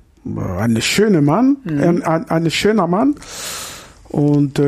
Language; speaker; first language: German; non-native, learner; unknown